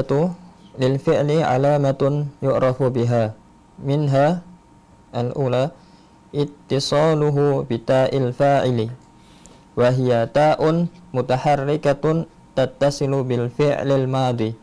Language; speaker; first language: Arabic; non-native, learner; Indonesian